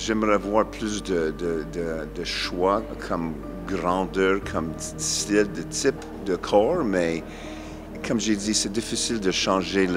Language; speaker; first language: French; non-native, fluent; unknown